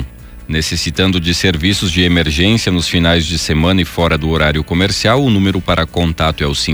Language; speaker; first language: Portuguese; native; Portuguese